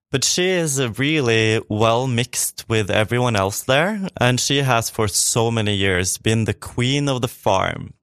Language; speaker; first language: English; non-native, fluent; Norwegian